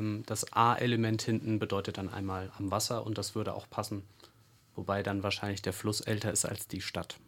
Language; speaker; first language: German; native; German